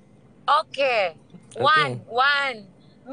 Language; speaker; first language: English; non-native, learner; Indonesian